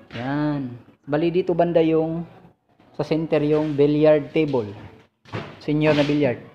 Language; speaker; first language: Filipino; non-native, local second language; Cebuano